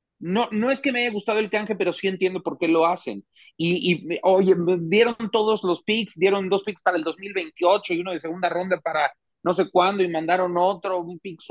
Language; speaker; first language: Spanish; native; Spanish